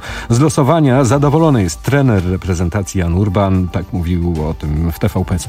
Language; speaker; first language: Polish; native; Polish